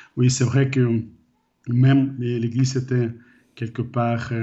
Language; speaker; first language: French; non-native, learner; Ukrainian